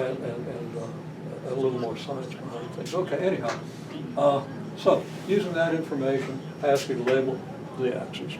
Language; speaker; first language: English; native; English